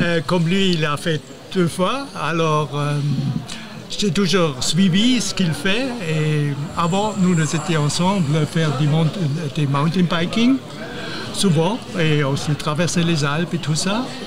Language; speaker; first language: French; non-native, fluent; German